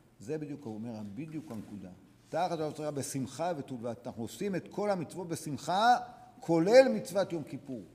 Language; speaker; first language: Hebrew; native; Hebrew